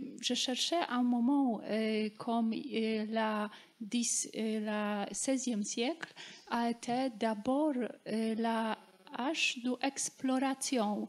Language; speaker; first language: French; non-native, learner; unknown